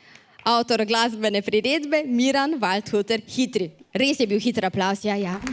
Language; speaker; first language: Slovenian; native; Slovenian